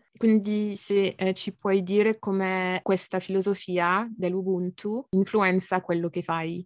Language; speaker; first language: Italian; non-native, fluent; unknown